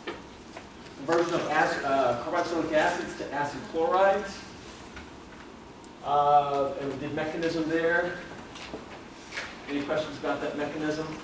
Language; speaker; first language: English; native; English